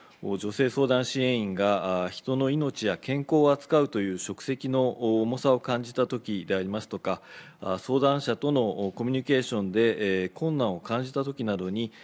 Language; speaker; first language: Japanese; native; Japanese